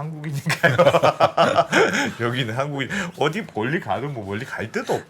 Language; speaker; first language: Korean; native; Korean